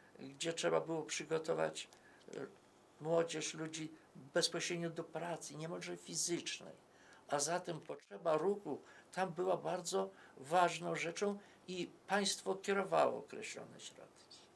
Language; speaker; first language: Polish; native; Polish